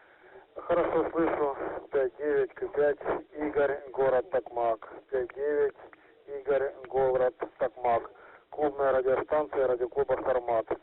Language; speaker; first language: Russian; native; Russian